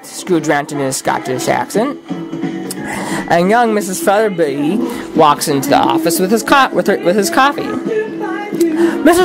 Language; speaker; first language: English; native; English